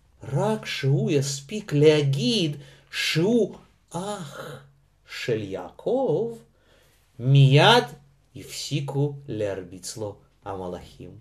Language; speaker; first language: Hebrew; non-native, fluent; Russian